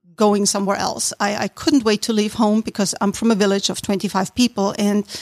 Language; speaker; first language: English; non-native, fluent; German